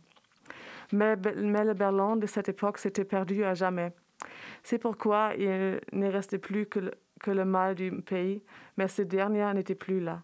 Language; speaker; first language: French; non-native, fluent; German